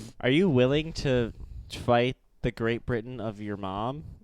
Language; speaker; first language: English; native; English